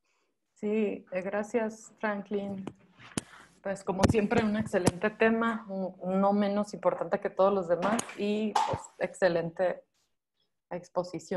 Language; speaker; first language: Spanish; native; Spanish